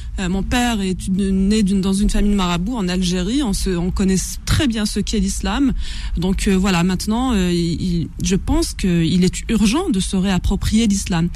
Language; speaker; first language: French; non-native, local second language; Kabyle